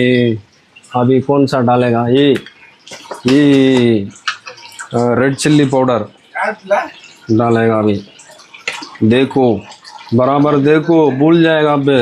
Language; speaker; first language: Hindi; non-native, local second language; Tamil